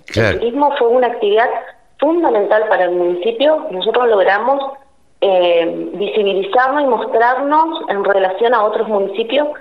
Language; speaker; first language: Spanish; native; Spanish